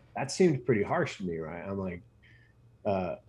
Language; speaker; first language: English; native; English